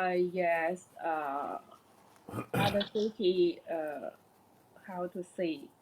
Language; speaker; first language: English; non-native, learner; Chinese